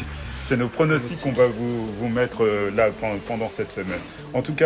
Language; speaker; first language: French; native; French